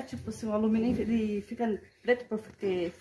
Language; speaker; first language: Portuguese; native; Portuguese